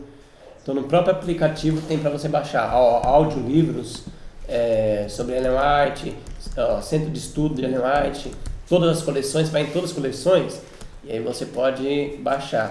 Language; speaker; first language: Portuguese; native; Portuguese